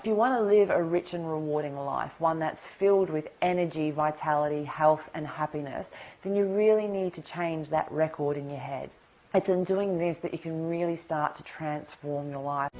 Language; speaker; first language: English; native; English